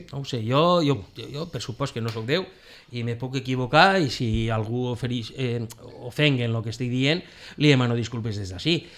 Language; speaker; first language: Catalan; native; Catalan